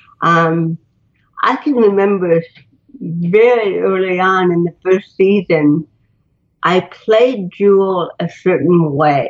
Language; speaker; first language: English; native; English